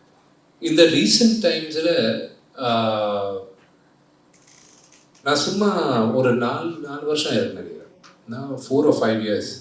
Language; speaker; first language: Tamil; non-native, fluent; Telugu